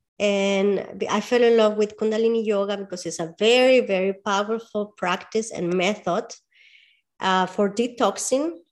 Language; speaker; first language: English; non-native, fluent; Spanish